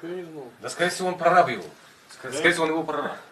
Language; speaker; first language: Russian; native; Russian